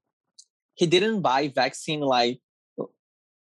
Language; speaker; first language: English; non-native, learner; Portuguese